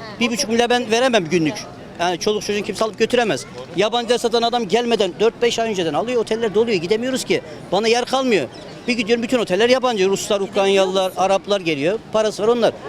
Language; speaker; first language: Turkish; native; Turkish